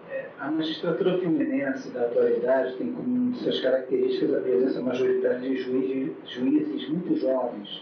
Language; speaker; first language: Portuguese; native; Portuguese